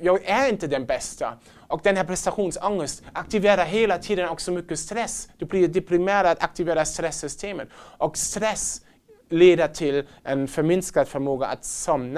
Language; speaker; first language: Swedish; non-native, fluent; German